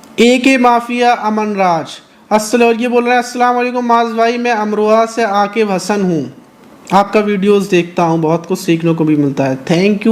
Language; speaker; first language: Hindi; native; Hindi